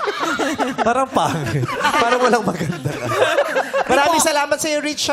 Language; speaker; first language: Filipino; native; Filipino